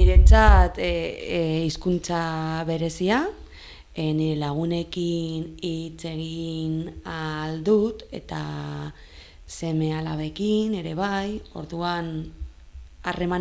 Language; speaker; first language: Basque; non-native, local second language; Spanish